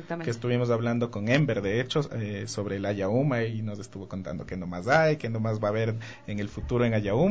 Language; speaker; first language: Spanish; native; Spanish